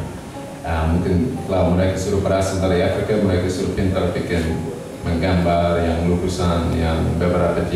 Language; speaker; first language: Indonesian; non-native, learner; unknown